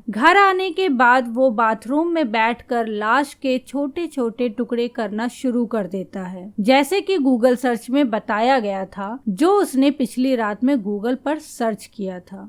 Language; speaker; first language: Hindi; native; Hindi